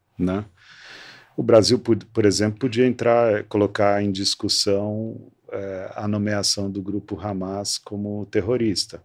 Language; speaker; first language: Portuguese; early bilingual, other home language; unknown